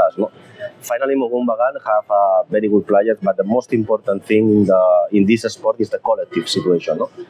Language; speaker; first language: English; non-native, fluent; Spanish